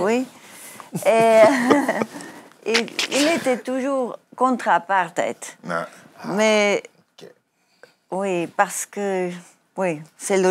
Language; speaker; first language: French; non-native, learner; Afrikaans